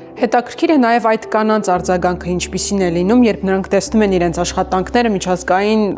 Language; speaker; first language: Armenian; native; Armenian